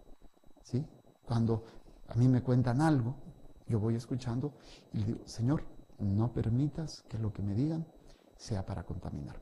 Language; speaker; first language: Spanish; native; Spanish